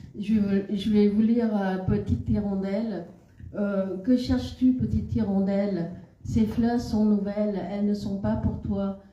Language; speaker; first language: French; non-native, fluent; Khmer